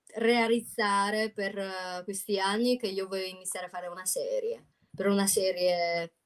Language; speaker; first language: Italian; non-native, fluent; Chinese